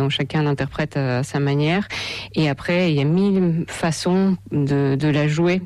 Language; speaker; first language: French; non-native, fluent; Russian